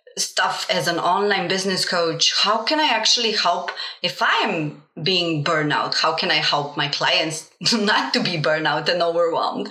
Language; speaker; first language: English; non-native, fluent; Slovenian